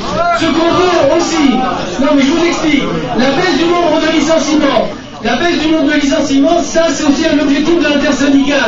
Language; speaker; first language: French; native; French